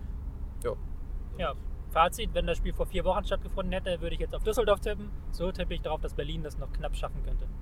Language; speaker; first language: German; native; German